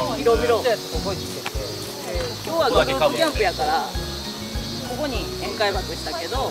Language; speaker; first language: Japanese; native; Japanese